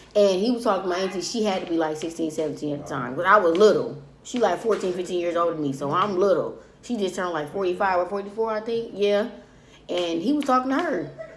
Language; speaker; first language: English; native; English